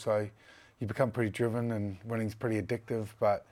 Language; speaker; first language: English; native; English